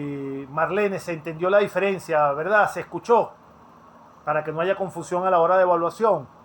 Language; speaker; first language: Spanish; native; Spanish